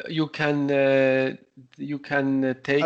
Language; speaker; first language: English; non-native, learner; Italian